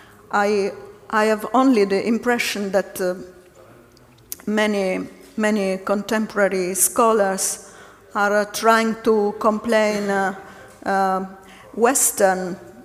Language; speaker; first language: English; non-native, fluent; Italian